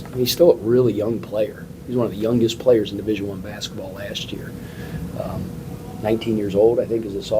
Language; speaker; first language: English; native; English